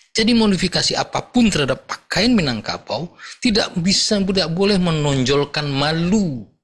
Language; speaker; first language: Indonesian; non-native, local second language; Minangkabau